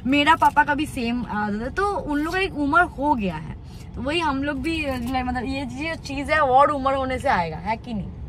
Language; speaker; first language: Hindi; non-native, local second language; Bangla